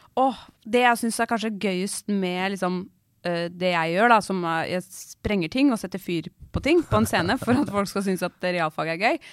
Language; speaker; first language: Norwegian; early bilingual, other home language; Turkish